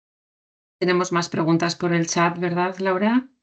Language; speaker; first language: Spanish; native; Spanish